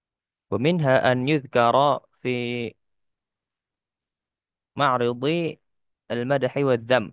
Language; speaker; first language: Arabic; non-native, fluent; Indonesian